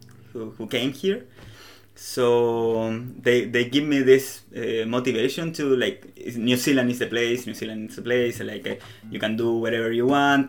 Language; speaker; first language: English; non-native, learner; Spanish